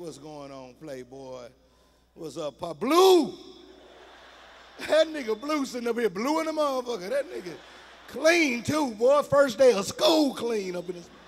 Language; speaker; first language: English; native; English